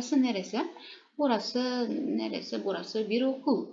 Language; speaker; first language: Turkish; non-native, fluent; Kazakh